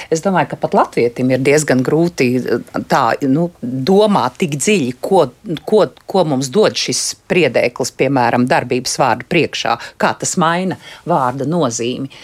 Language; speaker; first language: Latvian; native; Latvian